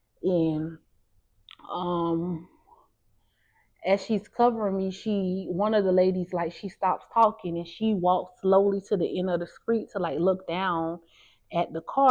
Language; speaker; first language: English; native; English